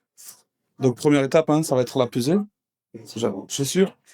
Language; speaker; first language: French; native; French